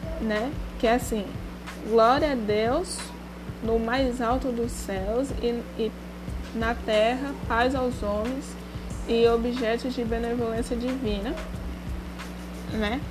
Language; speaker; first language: Portuguese; native; Portuguese